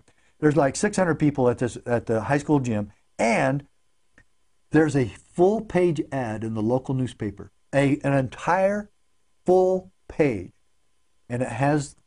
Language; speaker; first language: English; native; English